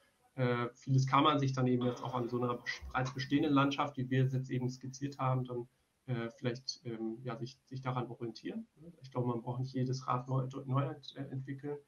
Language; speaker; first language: German; native; German